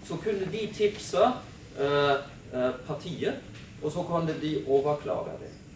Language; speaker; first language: Norwegian; non-native, fluent; German